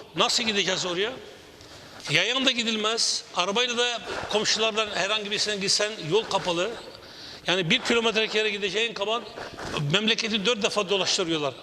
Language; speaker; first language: Turkish; native; Turkish